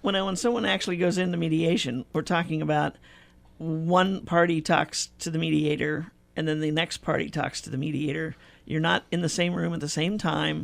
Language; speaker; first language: English; native; English